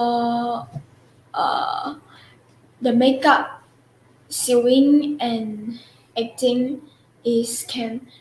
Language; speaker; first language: English; non-native, local second language; Chinese